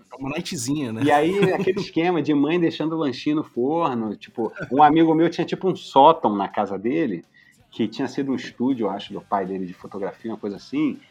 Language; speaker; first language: Portuguese; native; Portuguese